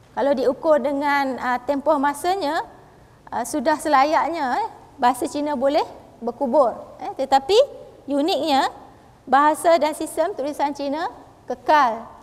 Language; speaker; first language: Malay; native; Malay